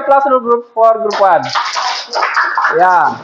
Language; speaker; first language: English; non-native, fluent; Indonesian